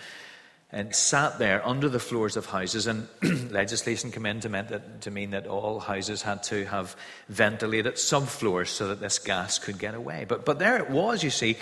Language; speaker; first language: English; native; English